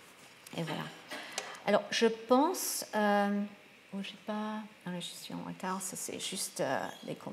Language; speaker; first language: French; non-native, fluent; English